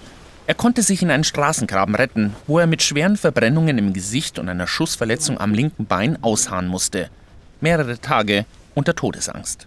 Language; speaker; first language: German; native; German